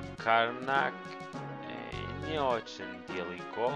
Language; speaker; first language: Russian; non-native, learner; English